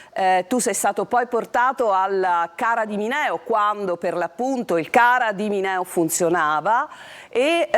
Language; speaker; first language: Italian; native; Italian